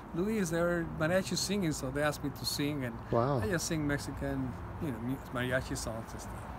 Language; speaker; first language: English; non-native, fluent; Spanish